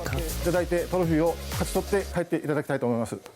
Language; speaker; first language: Japanese; native; Japanese